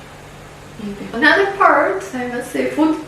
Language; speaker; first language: English; non-native, fluent; Albanian